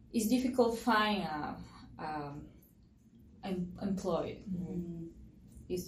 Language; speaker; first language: English; non-native, learner; Spanish